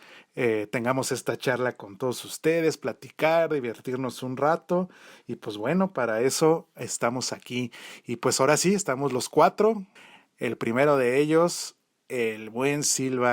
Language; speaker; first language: Spanish; native; Spanish